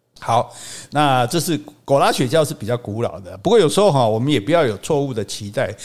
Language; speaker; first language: Chinese; native; Chinese